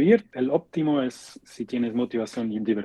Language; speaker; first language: Spanish; non-native, fluent; German